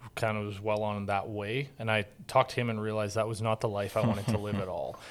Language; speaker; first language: English; native; English